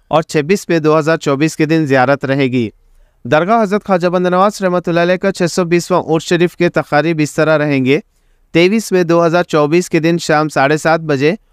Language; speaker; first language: Hindi; non-native, local second language; Urdu